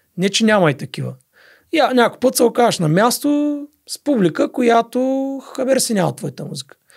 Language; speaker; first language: Bulgarian; native; Bulgarian